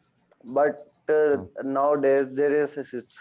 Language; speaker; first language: English; non-native, learner; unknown